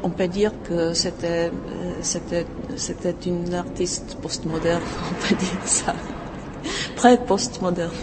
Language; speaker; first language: French; non-native, fluent; Czech